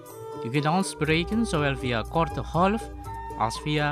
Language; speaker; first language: Dutch; non-native, fluent; Indonesian